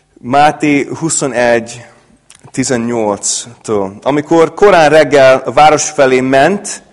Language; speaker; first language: Hungarian; non-native, fluent; English